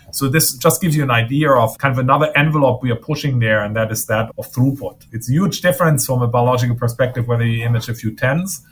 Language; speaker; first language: English; non-native, fluent; German